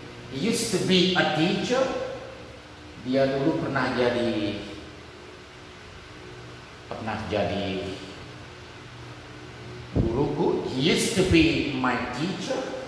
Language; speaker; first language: English; non-native, fluent; Indonesian